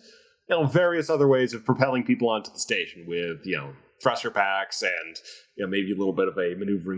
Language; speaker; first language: English; native; English